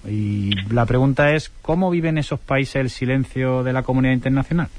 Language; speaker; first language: Spanish; native; Spanish